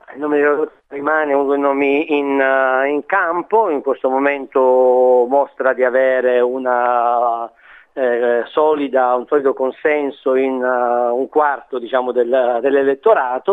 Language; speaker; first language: Italian; native; Italian